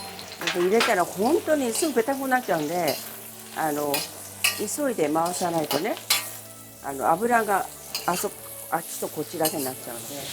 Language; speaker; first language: Japanese; early bilingual, other home language; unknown